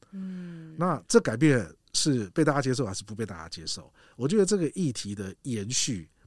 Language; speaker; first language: Chinese; native; Chinese